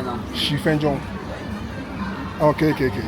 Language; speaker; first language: Chinese; non-native, learner; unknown